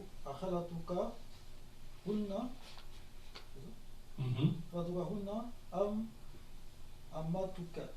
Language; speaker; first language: Arabic; non-native, learner; French